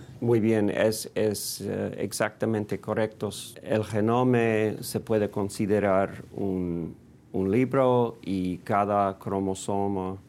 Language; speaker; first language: Spanish; non-native, fluent; English